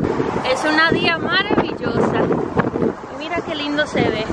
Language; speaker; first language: Spanish; early bilingual, heritage; Spanish